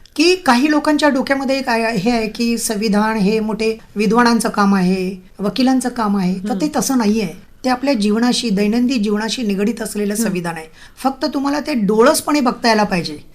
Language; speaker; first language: Marathi; native; Marathi